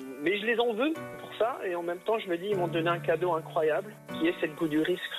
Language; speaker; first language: French; early bilingual, other home language; English